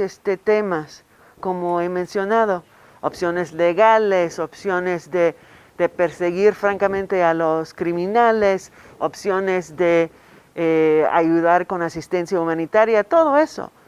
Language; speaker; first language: Spanish; non-native, fluent; English